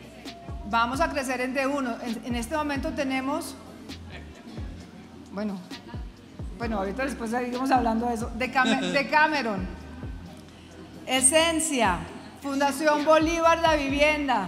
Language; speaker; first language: Spanish; native; Spanish